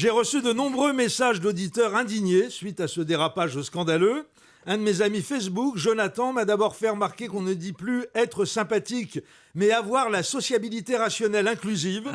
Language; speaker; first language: French; native; French